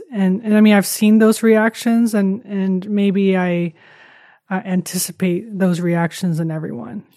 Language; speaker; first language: English; early bilingual, other home language; Chinese